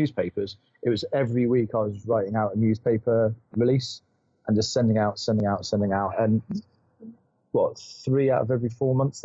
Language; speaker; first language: English; native; English